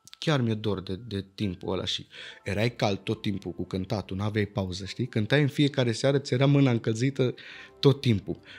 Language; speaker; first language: Romanian; early bilingual, heritage; Romanian